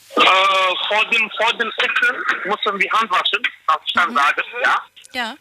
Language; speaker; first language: German; non-native, learner; Turkish